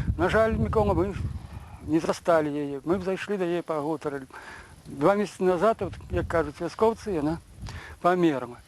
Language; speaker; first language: Belarusian; native; Belarusian